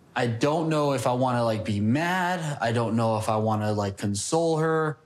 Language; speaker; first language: English; native; English